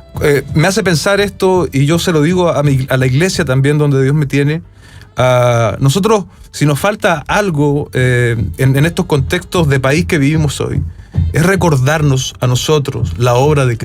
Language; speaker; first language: Spanish; native; Spanish